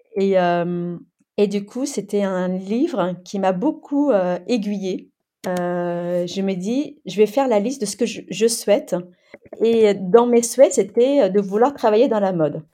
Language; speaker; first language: French; early bilingual, other home language; Khmer